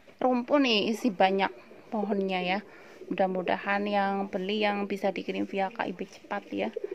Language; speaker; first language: Indonesian; non-native, local second language; Javanese